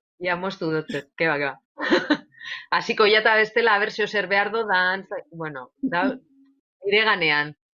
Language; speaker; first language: Basque; non-native, local second language; Spanish